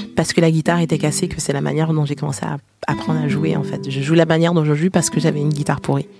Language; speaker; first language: French; native; French